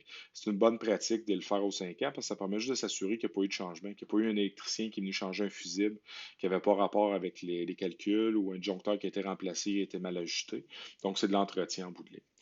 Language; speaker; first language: French; native; French